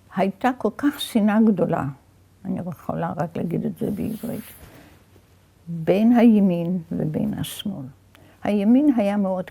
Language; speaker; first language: Hebrew; early bilingual, other home language; Yiddish